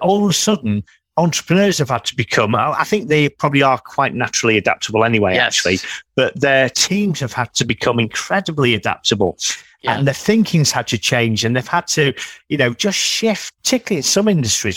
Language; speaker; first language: English; native; English